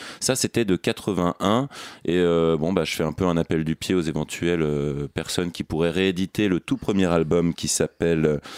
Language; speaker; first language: French; native; French